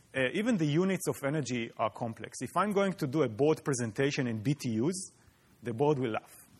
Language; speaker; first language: English; non-native, fluent; Hebrew